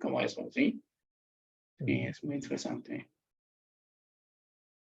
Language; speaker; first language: Spanish; non-native, learner; English